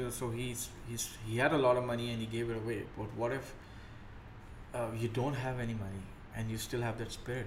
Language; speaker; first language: English; non-native, local second language; Urdu